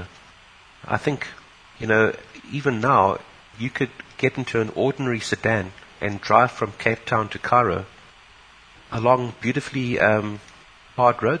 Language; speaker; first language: English; native; English